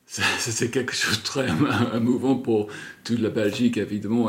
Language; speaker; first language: French; non-native, fluent; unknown